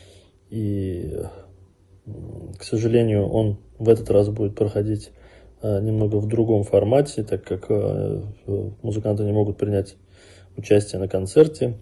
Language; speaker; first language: Russian; non-native, local second language; Azerbaijani